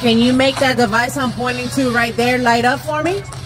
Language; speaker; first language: English; native; English